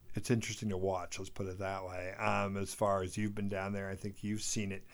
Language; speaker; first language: English; native; English